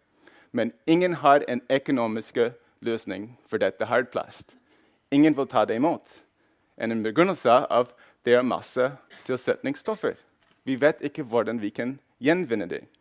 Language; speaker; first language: Norwegian; non-native, fluent; English